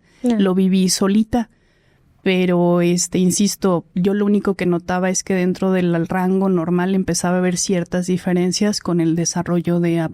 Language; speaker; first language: Spanish; native; Spanish